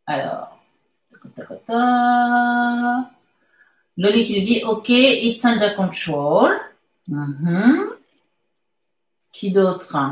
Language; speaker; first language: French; native; French